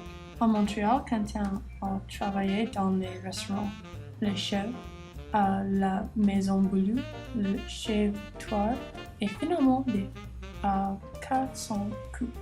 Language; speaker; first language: French; non-native, learner; English